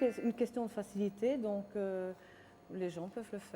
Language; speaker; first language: French; non-native, fluent; Italian